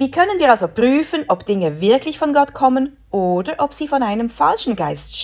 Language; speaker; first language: German; native; German